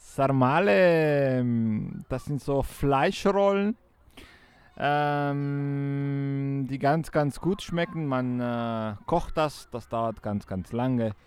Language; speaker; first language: German; non-native, fluent; Romanian